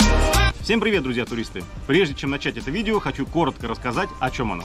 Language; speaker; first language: Russian; native; Russian